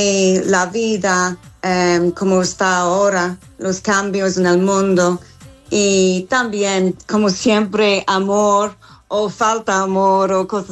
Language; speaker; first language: Spanish; non-native, learner; English